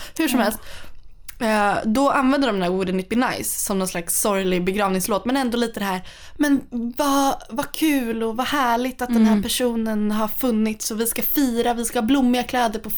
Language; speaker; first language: Swedish; native; Swedish